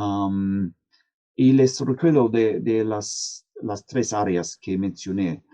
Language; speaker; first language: Spanish; non-native, fluent; English